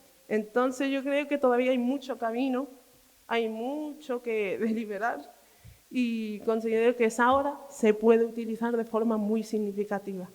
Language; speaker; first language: Spanish; early bilingual, other home language; Arabic